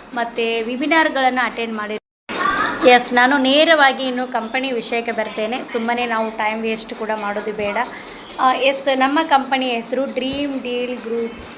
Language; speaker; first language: Kannada; native; Kannada